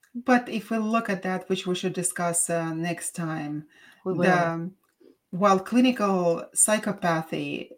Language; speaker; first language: English; non-native, fluent; Russian